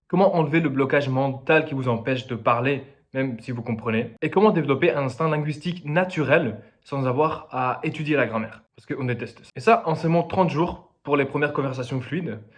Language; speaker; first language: French; non-native, fluent; Spanish